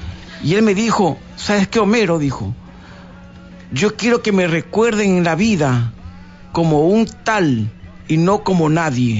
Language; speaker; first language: Spanish; native; Spanish